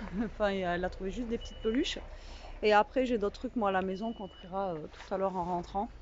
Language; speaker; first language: French; native; French